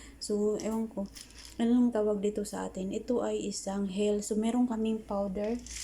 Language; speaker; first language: Filipino; non-native, local second language; Cebuano